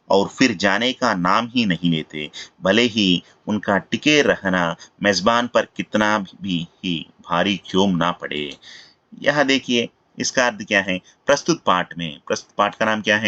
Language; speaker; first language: Hindi; non-native, local second language; Telugu